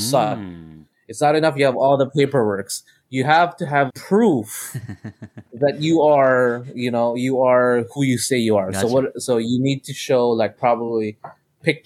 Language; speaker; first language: English; non-native, local second language; Cebuano